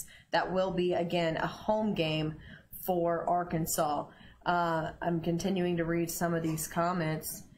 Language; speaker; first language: English; native; English